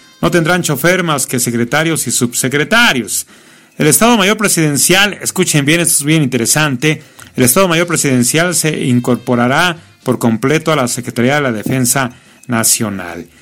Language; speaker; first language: Spanish; native; Spanish